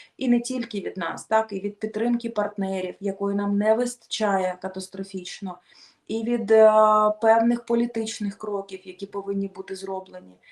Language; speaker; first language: Ukrainian; non-native, local second language; Russian